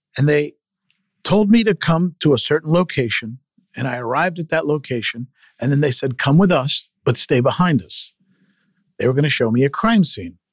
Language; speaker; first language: English; early bilingual, other home language; Spanish